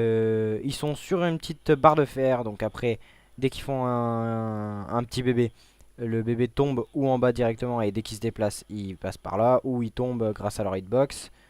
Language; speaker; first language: French; native; French